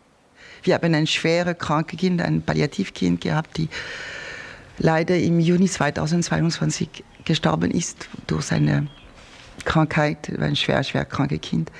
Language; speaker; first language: German; non-native, fluent; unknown